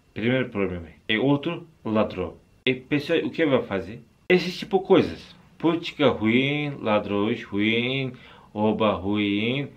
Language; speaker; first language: Portuguese; non-native, learner; Turkish